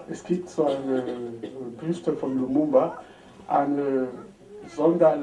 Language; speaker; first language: German; non-native, fluent; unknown